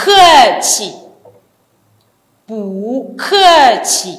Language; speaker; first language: Chinese; non-native, fluent; French